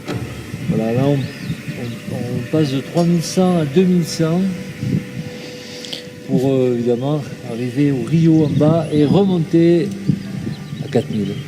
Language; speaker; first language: French; native; French